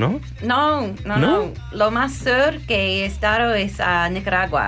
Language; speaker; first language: Spanish; non-native, learner; English